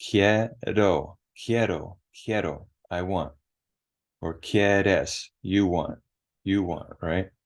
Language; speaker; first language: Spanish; non-native, fluent; English